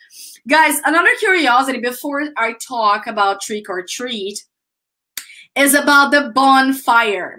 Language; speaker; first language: English; non-native, fluent; Portuguese